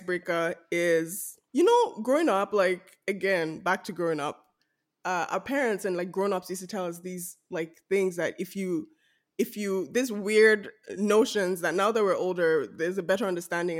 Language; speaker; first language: English; non-native, local second language; Yoruba